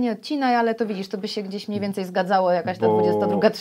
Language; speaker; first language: Polish; native; Polish